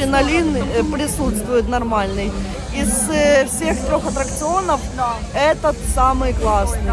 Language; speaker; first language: Russian; non-native, local second language; Ukrainian